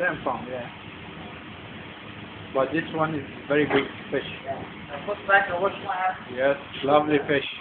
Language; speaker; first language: English; non-native, learner; Turkish